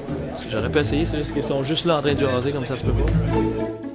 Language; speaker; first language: French; native; French